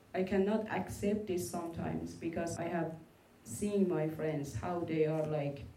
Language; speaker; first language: English; non-native, learner; Persian